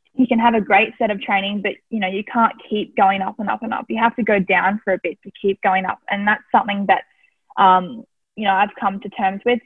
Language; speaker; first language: English; native; English